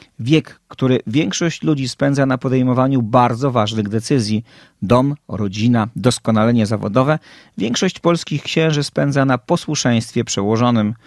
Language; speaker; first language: Polish; native; Polish